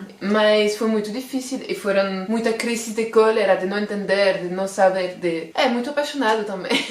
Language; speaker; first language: Portuguese; non-native, fluent; French